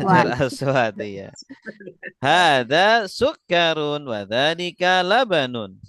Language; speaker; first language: Indonesian; native; Indonesian